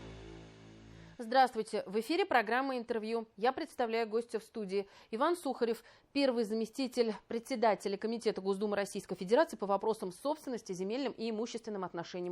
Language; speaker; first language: Russian; native; Russian